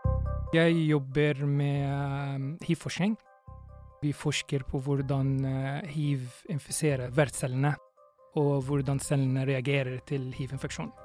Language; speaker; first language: Norwegian; non-native, fluent; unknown